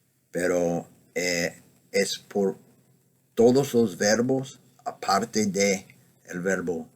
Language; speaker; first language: Spanish; non-native, fluent; English